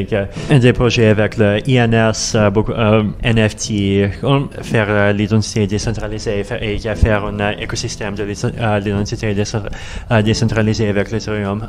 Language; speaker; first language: French; non-native, learner; Russian